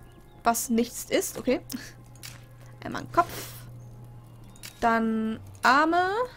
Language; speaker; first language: German; native; German